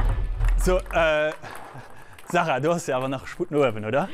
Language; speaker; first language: German; non-native, local second language; Luxembourgish